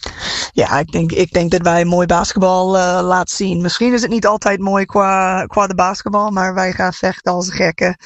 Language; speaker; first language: Dutch; non-native, fluent; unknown